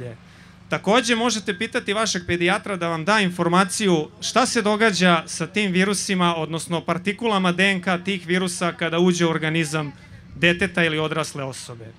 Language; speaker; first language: Serbian; native; Serbian